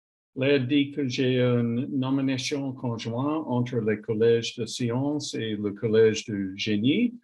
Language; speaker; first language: French; non-native, learner; English